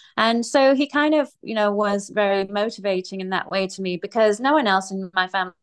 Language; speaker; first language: English; native; English